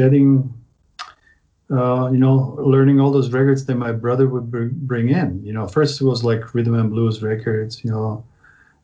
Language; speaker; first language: English; non-native, fluent; Italian